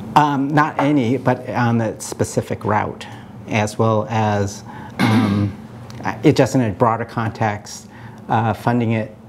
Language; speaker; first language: English; native; English